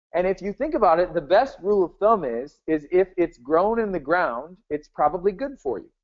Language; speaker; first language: English; native; English